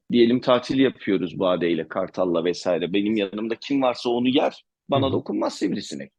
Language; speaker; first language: Turkish; native; Turkish